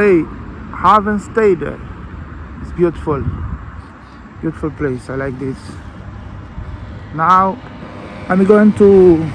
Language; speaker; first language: English; non-native, learner; Portuguese